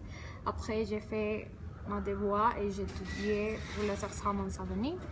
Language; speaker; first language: French; non-native, learner; Spanish